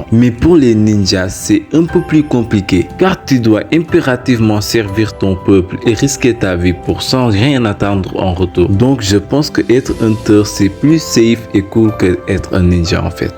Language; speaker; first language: French; native; French